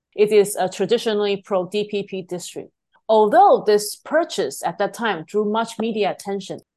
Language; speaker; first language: English; non-native, fluent; Chinese